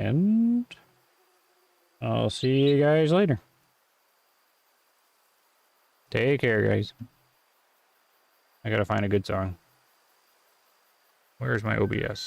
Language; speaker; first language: English; native; English